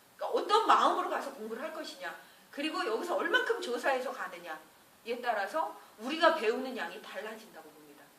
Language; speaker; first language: Korean; native; Korean